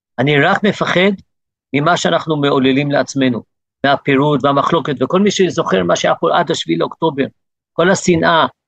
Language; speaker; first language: Hebrew; early bilingual, other home language; English